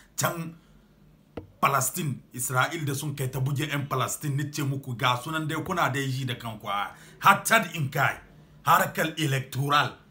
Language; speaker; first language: Hausa; native; Hausa